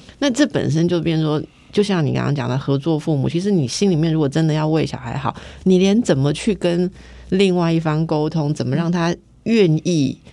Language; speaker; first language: Chinese; native; Chinese